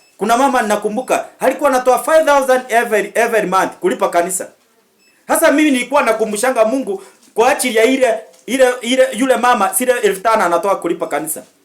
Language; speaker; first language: Swahili; native; Swahili